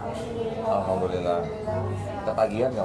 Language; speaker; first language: Indonesian; native; Indonesian